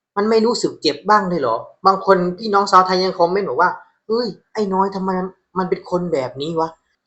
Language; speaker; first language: Thai; native; Thai